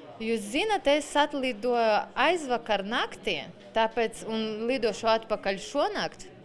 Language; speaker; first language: Latvian; non-native, local second language; Russian